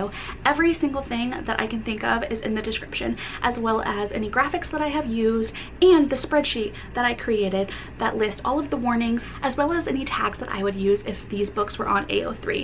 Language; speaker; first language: English; native; English